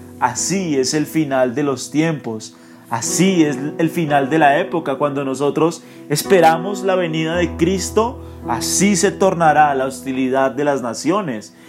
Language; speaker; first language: Spanish; native; Spanish